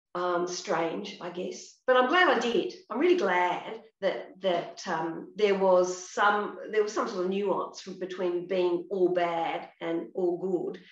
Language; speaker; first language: English; native; English